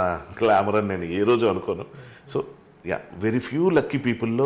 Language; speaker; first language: Telugu; native; Telugu